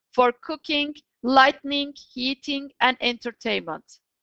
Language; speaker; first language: English; non-native, fluent; Turkish